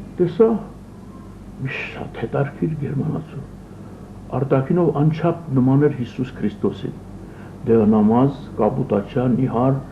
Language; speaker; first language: Armenian; early bilingual, other home language; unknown